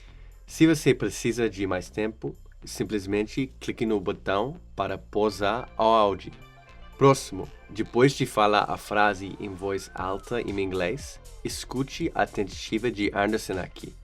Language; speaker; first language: Portuguese; non-native, fluent; English